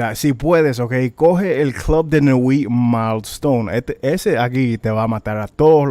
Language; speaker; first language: Spanish; early bilingual, heritage; Spanish